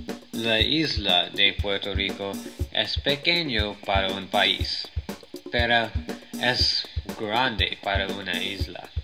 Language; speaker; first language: Spanish; non-native, learner; English